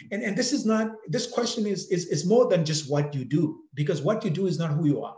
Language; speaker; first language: English; non-native, local second language; Shona